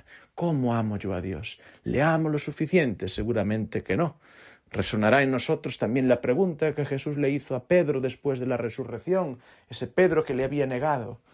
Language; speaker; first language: Spanish; native; Spanish